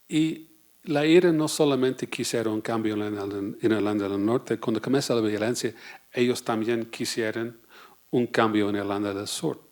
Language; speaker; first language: Spanish; non-native, fluent; English